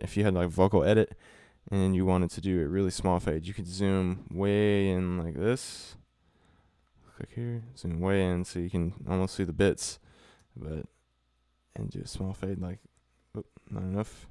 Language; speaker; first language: English; native; English